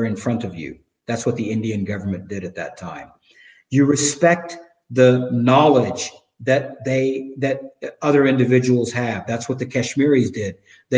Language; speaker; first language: English; native; English